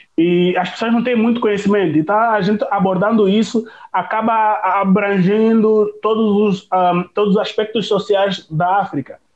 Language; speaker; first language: Portuguese; native; Portuguese